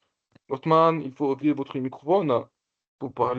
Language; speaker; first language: French; non-native, local second language; Comorian